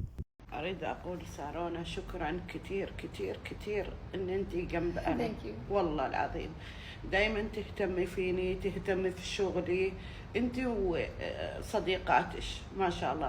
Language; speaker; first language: Arabic; non-native, learner; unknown